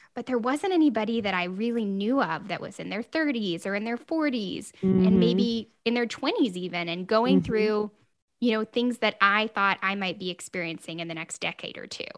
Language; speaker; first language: English; native; English